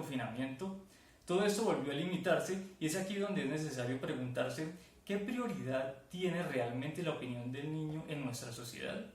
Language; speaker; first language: Spanish; native; Spanish